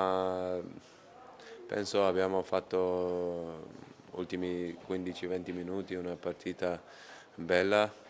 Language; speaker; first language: Italian; non-native, learner; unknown